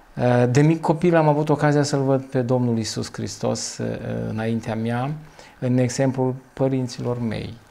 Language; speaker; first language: Romanian; native; Romanian